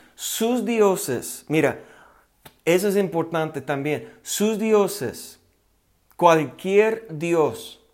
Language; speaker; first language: Spanish; non-native, fluent; English